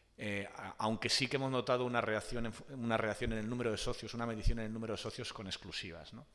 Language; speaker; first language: Spanish; native; Spanish